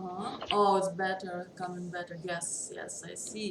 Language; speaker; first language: English; non-native, learner; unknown